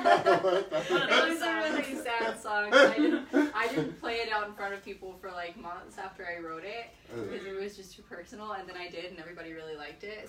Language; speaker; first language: English; native; English